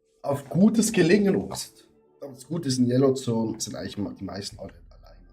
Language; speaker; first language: German; native; German